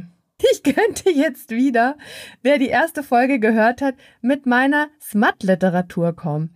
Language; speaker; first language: German; native; German